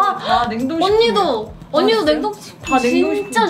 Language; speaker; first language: Korean; early bilingual, heritage; Korean